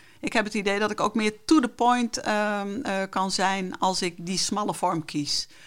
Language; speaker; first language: Dutch; non-native, local second language; Western Frisian